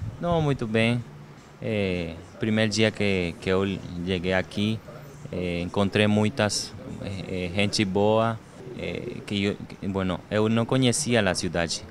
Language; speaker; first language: Portuguese; non-native, learner; Spanish